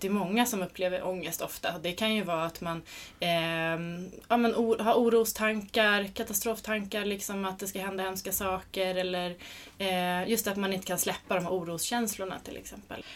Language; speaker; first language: Swedish; native; Swedish